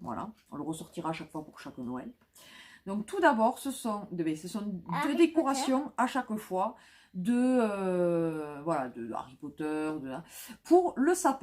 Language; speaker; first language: French; native; French